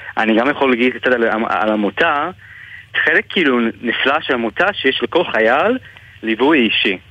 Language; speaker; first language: Hebrew; non-native, fluent; English